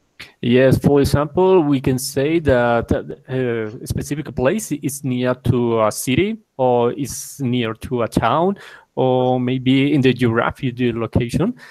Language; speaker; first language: English; non-native, learner; Spanish